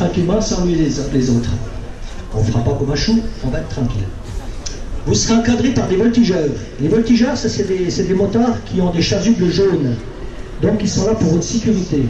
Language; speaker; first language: French; native; French